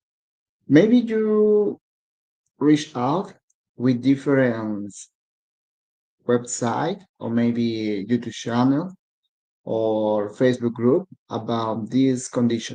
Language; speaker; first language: English; non-native, learner; Spanish